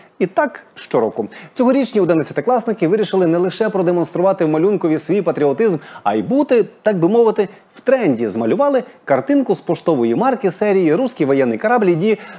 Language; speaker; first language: Ukrainian; native; Ukrainian